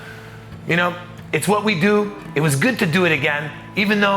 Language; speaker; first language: English; native; English